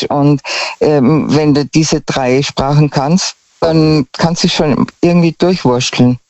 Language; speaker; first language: German; native; German